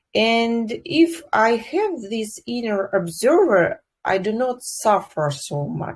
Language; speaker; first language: English; non-native, fluent; Russian